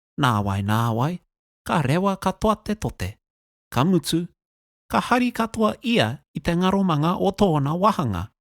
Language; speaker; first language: Māori; non-native, local second language; English